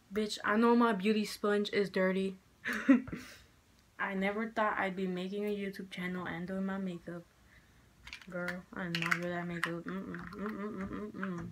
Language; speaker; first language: English; native; English